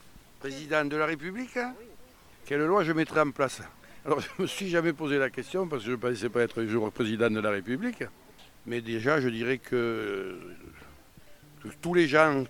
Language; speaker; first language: French; native; French